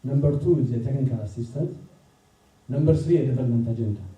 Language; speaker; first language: English; non-native, local second language; Amharic